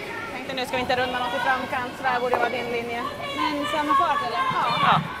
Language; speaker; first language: Swedish; native; Swedish